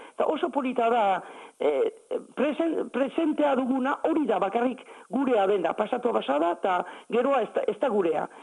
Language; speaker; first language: Basque; native; Basque